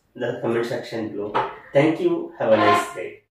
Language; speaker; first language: English; non-native, local second language; Kannada